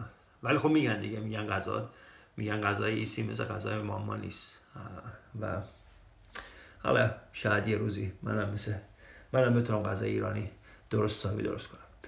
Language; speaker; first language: Persian; early bilingual, heritage; Persian